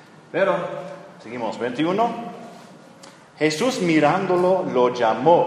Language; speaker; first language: Spanish; non-native, fluent; English